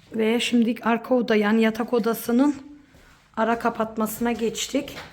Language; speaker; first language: Turkish; early bilingual, heritage; Turkish